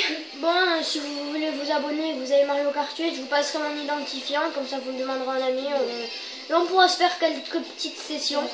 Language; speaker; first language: French; native; French